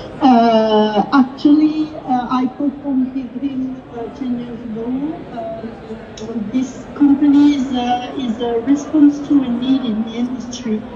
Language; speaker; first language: English; non-native, learner; French